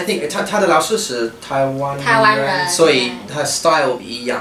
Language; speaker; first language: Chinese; non-native, learner; English